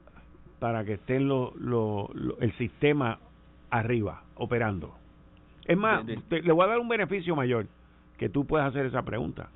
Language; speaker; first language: Spanish; native; Spanish